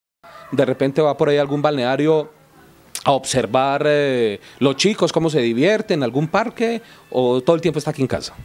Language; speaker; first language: Spanish; native; Spanish